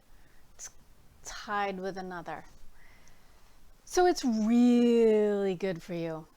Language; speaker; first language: English; native; English